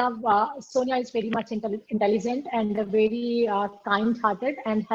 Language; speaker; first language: English; non-native, fluent; Hindi